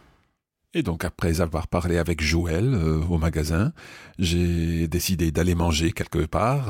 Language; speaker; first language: French; non-native, fluent; English